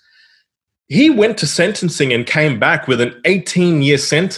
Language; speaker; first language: English; native; English